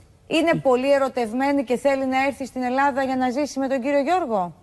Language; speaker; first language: Greek; native; Greek